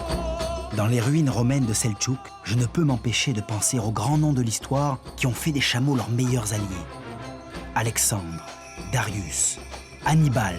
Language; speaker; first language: French; native; French